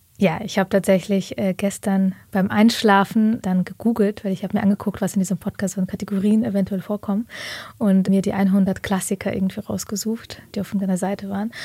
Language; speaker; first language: German; early bilingual, other home language; Russian